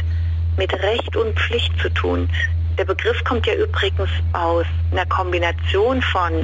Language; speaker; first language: German; native; German